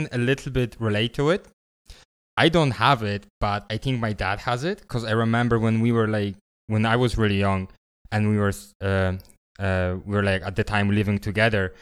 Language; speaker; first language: English; non-native, fluent; Polish